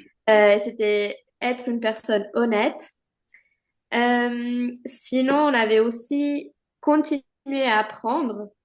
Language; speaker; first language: French; non-native, fluent; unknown